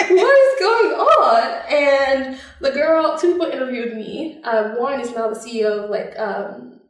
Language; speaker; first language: English; non-native, local second language; Bemba